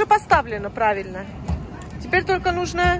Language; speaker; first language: Russian; native; Russian